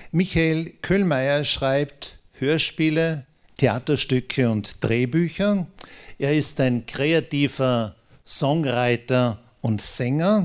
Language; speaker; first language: German; native; German